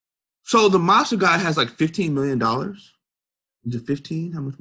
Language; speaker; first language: English; native; English